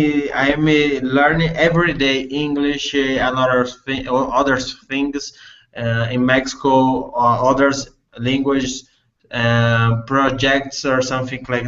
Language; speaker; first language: English; non-native, learner; Portuguese